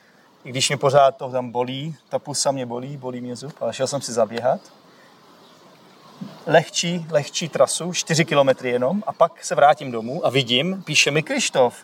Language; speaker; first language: Czech; native; Czech